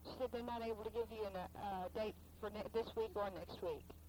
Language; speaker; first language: English; native; English